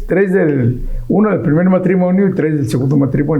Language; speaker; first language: Spanish; native; Spanish